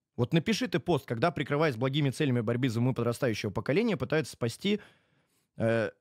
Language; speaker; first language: Russian; native; Russian